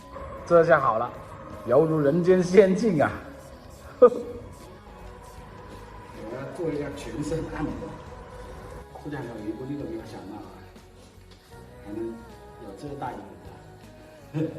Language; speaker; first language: Chinese; native; Chinese